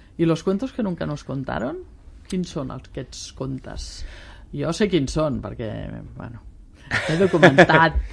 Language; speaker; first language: Catalan; native; Catalan